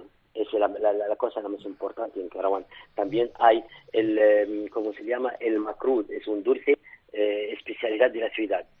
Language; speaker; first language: Spanish; non-native, fluent; Arabic